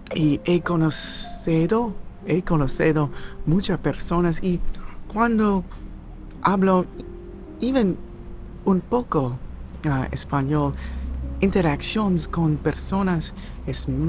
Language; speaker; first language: Spanish; non-native, learner; English